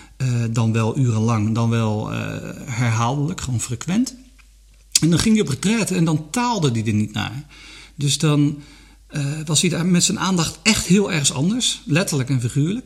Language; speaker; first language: Dutch; native; Dutch